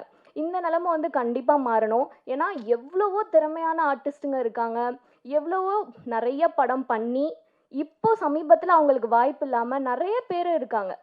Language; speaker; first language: Tamil; native; Tamil